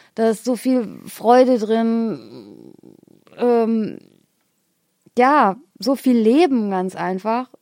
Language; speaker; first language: German; native; German